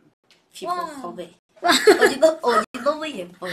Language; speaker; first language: Korean; non-native, fluent; Chinese